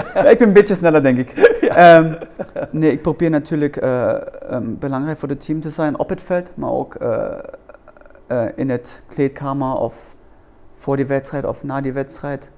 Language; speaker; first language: Dutch; non-native, learner; German